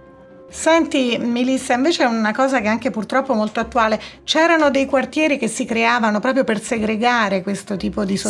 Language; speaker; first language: Italian; native; Italian